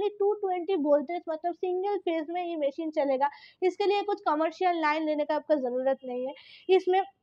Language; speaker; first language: Hindi; non-native, local second language; Bangla